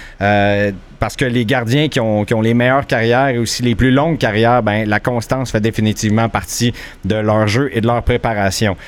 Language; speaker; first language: French; native; French